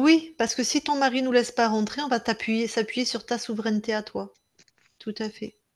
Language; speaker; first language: French; native; French